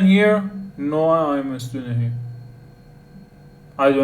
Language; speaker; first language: English; non-native, learner; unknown